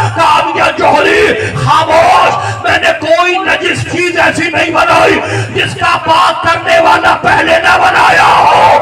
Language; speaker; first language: Urdu; native; Urdu